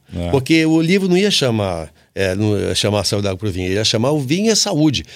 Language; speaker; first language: Portuguese; native; Portuguese